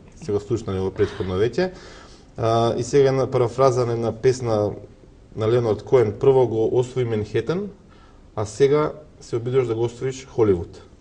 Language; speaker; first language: Macedonian; native; Macedonian